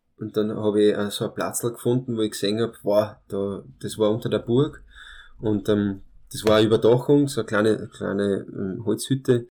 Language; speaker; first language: German; early bilingual, other home language; Hungarian